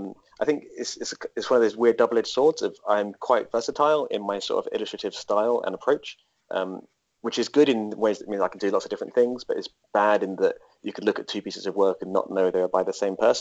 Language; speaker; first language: English; native; English